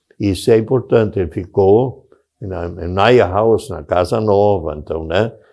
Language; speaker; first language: Portuguese; non-native, local second language; German